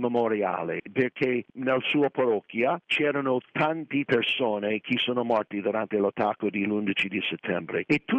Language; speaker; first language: Italian; non-native, fluent; English